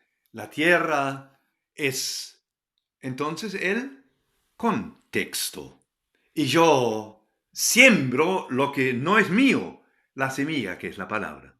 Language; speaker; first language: Spanish; non-native, fluent; German